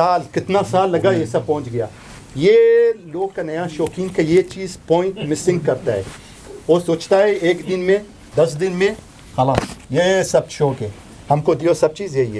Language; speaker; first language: Hindi; non-native, learner; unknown